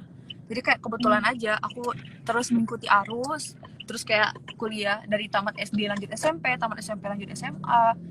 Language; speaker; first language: Indonesian; native; Indonesian